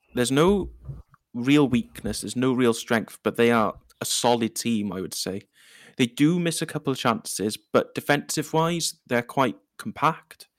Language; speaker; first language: English; native; English